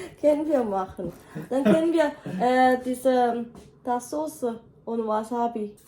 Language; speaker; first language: German; non-native, learner; Korean